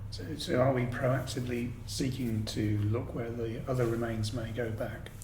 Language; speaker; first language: English; native; English